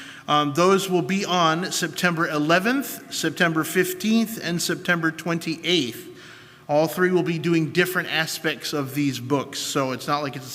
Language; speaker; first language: English; native; English